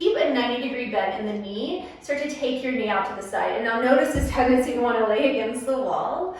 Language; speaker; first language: English; native; English